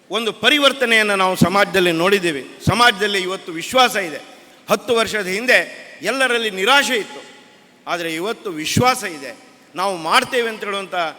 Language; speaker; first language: Kannada; native; Kannada